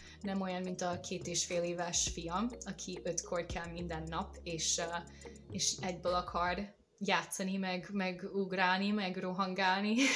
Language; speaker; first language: Hungarian; non-native, fluent; English